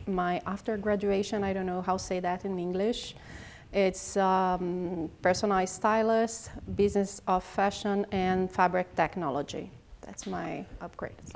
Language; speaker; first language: English; non-native, learner; Portuguese